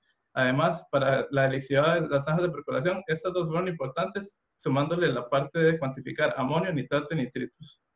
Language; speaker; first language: Spanish; native; Spanish